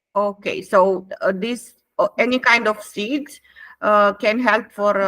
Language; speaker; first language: English; non-native, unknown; Romanian